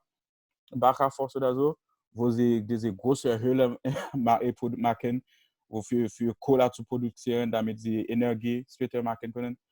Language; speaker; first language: German; non-native, learner; Haitian Creole